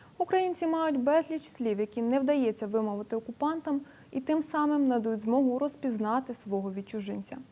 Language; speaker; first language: Ukrainian; native; Ukrainian